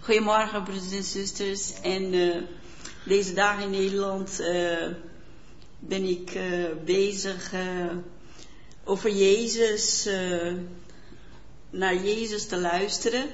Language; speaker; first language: Dutch; non-native, fluent; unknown